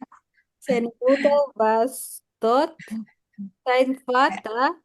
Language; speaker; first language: German; non-native, fluent; Filipino